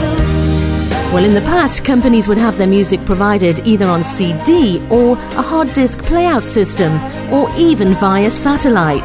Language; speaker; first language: English; native; English